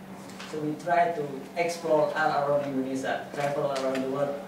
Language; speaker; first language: English; non-native, fluent; Indonesian